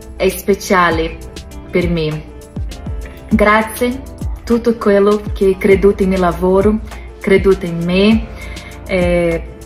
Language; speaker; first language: Italian; non-native, fluent; Portuguese